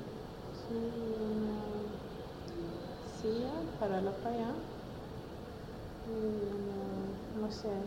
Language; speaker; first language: Spanish; non-native, learner; Swedish